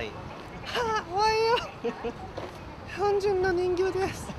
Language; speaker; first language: Japanese; non-native, learner; Korean